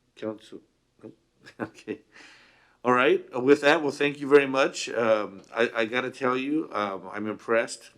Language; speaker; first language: English; early bilingual, other home language; Spanish